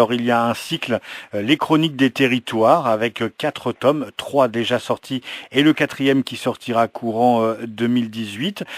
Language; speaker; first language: French; native; French